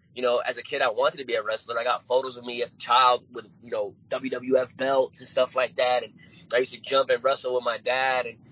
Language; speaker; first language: English; native; English